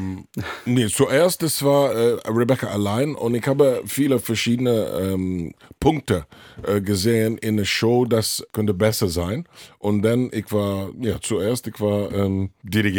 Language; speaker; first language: German; non-native, learner; English